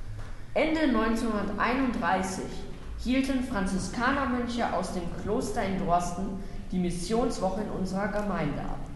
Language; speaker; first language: German; native; German